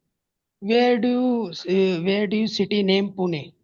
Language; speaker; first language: English; non-native, learner; Hindi